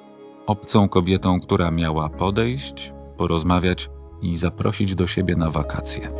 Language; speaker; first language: Polish; native; Polish